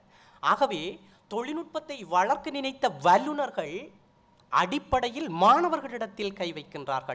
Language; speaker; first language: Tamil; native; Tamil